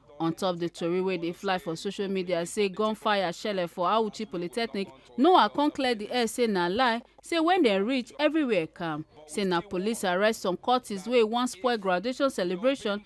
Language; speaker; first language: Nigerian Pidgin; native; Nigerian Pidgin